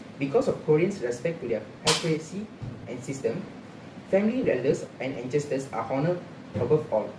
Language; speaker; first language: English; non-native, local second language; Tamil